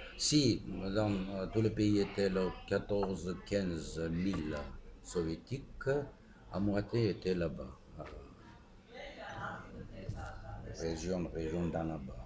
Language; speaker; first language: French; non-native, fluent; Armenian